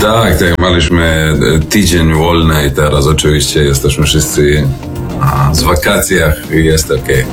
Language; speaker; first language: Polish; non-native, fluent; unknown